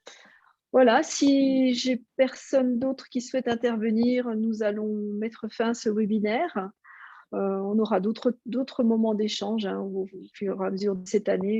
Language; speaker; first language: French; native; French